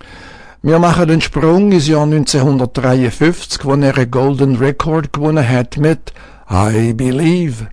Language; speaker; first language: German; native; German